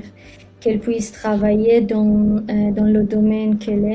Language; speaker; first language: French; non-native, learner; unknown